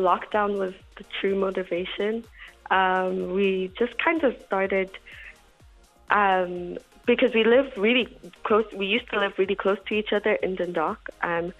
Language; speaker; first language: English; native; English